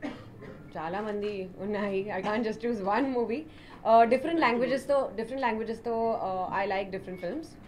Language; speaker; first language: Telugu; non-native, local second language; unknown